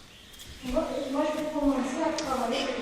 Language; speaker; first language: French; non-native, fluent; Portuguese